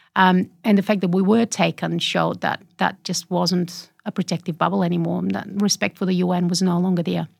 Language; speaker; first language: English; non-native, fluent; Bulgarian